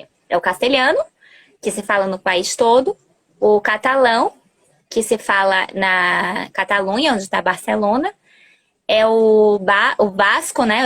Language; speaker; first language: Portuguese; early bilingual, other home language; Spanish